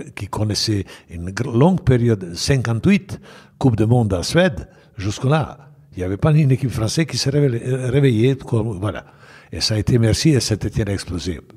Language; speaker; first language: French; non-native, fluent; Bosnian